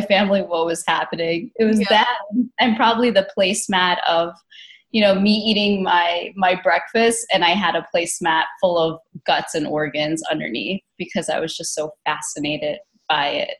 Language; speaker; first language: English; native; English